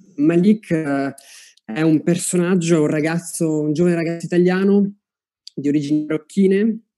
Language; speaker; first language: Italian; early bilingual, other home language; Arabic